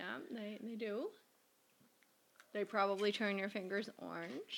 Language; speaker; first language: English; native; English